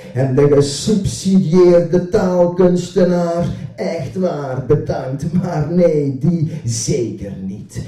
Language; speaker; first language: Dutch; native; Dutch